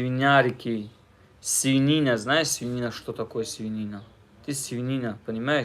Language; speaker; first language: Russian; non-native, learner; Tajik